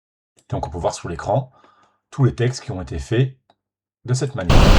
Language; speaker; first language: French; native; French